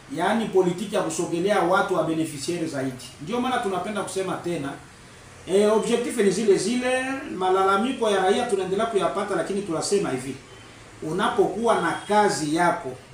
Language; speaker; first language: Swahili; native; Swahili